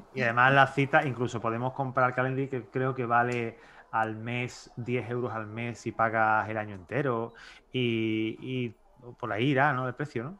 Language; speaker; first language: Spanish; native; Spanish